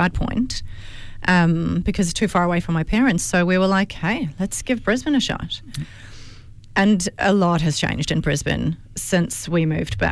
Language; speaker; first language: English; native; English